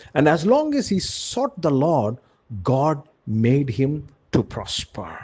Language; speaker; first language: English; non-native, local second language; Telugu